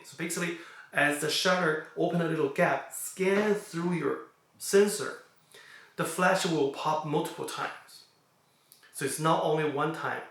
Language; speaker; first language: English; non-native, fluent; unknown